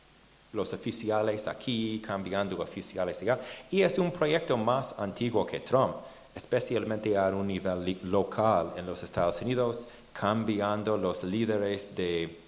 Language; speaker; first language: Spanish; non-native, fluent; English